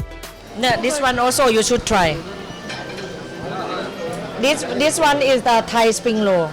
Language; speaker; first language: English; non-native, learner; Thai